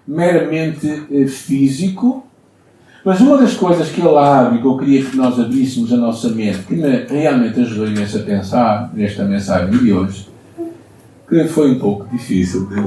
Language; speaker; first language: Portuguese; native; Portuguese